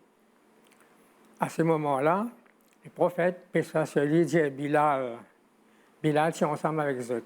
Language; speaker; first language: French; non-native, local second language; Morisyen